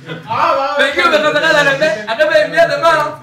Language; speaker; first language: Hebrew; non-native, fluent; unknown